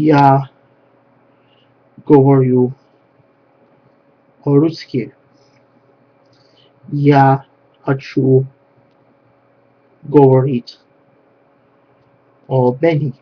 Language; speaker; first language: Russian; non-native, learner; English